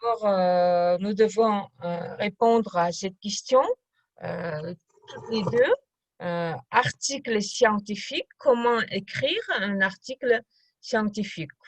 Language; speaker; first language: French; non-native, fluent; Kazakh